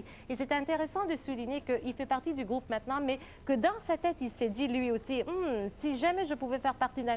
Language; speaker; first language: French; native; French